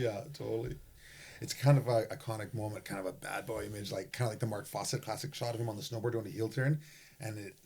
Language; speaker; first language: English; native; English